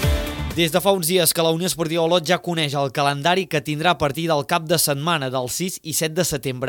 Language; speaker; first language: Catalan; native; Catalan